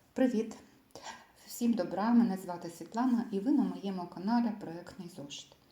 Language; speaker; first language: Ukrainian; non-native, local second language; Russian